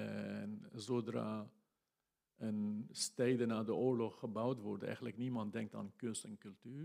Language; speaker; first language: Dutch; non-native, fluent; Kurdish